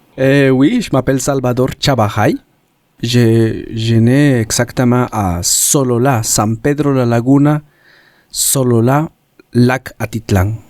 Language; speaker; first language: French; non-native, learner; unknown